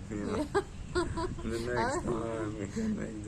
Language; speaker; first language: English; non-native, learner; Arabic